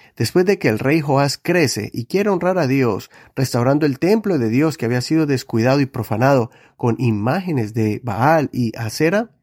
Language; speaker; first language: Spanish; native; Spanish